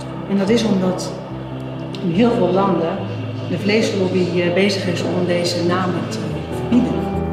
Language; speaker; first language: Dutch; native; Dutch